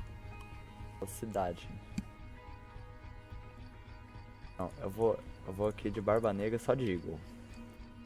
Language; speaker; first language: Portuguese; native; Portuguese